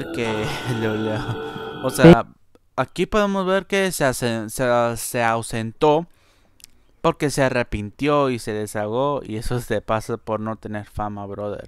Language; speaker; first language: Spanish; native; Spanish